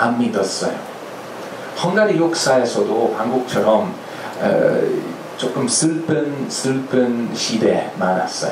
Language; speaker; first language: Korean; non-native, fluent; Hungarian